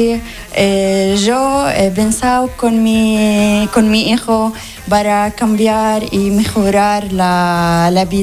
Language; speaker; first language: Spanish; non-native, learner; Arabic